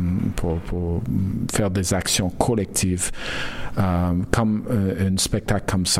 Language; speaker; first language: French; non-native, learner; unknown